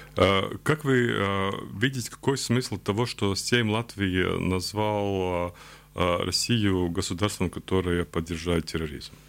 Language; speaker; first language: Russian; non-native, local second language; Latvian